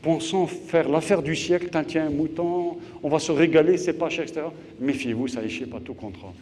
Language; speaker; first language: French; non-native, local second language; Arabic